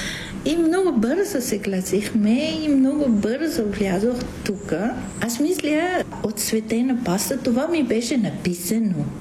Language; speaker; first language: Bulgarian; non-native, fluent; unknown